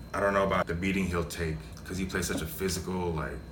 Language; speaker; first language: English; native; English